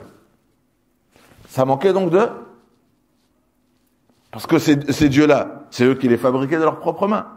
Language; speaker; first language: French; native; French